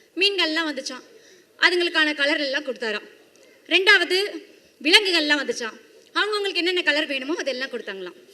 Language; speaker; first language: Tamil; native; Tamil